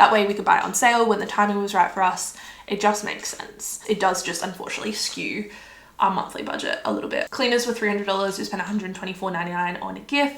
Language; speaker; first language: English; native; English